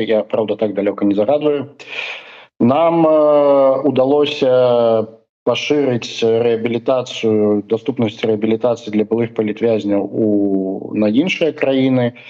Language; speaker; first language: Belarusian; non-native, local second language; Russian